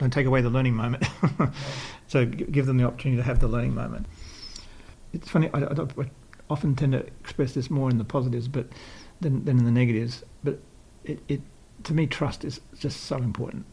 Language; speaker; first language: English; native; English